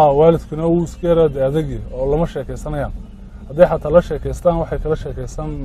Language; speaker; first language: Somali; early bilingual, other home language; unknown